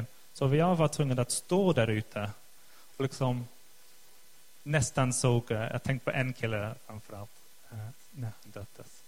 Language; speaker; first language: Swedish; non-native, fluent; English